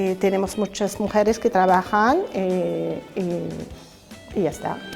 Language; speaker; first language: Spanish; non-native, learner; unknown